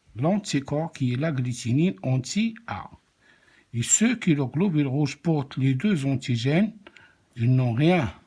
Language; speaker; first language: French; non-native, local second language; Arabic